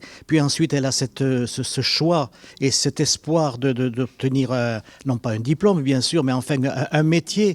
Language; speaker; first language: French; native; French